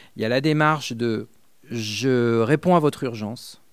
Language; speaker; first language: French; non-native, fluent; Spanish